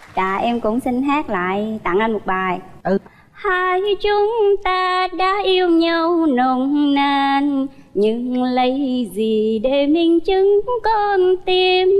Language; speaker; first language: Vietnamese; native; Vietnamese